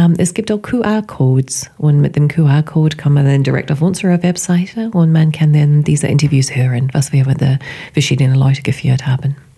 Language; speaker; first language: German; non-native, fluent; English